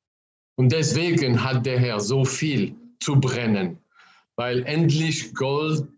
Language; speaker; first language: German; non-native, fluent; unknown